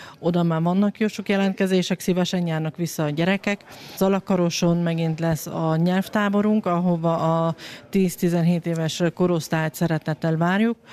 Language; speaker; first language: Hungarian; native; Hungarian